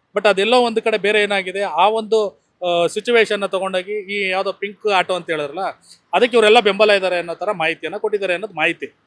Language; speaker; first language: Kannada; native; Kannada